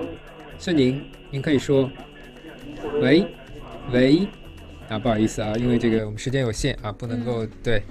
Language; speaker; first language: Chinese; native; Chinese